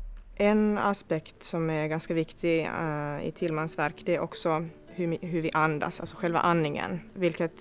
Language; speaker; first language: Swedish; non-native, fluent; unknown